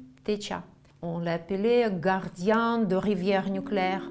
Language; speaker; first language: French; non-native, fluent; Russian